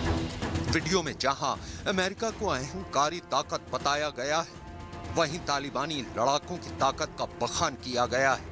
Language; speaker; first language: Hindi; native; Hindi